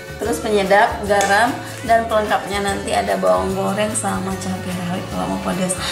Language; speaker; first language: Indonesian; native; Indonesian